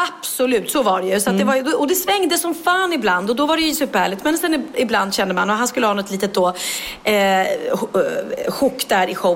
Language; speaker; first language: Swedish; native; Swedish